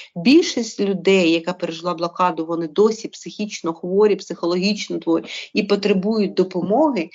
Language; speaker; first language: Ukrainian; native; Ukrainian